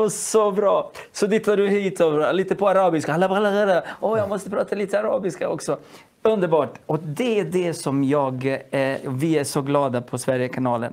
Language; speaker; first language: Swedish; non-native, fluent; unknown